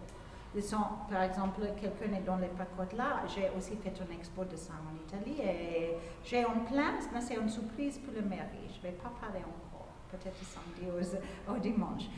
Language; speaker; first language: French; non-native, fluent; English